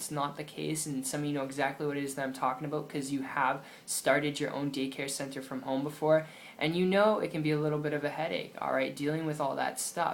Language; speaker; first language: English; native; English